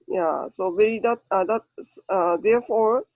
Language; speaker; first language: English; non-native, learner; Japanese